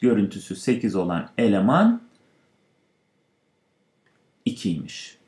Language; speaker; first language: Turkish; native; Turkish